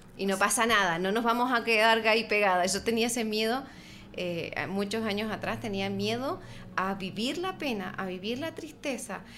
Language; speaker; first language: Spanish; native; Spanish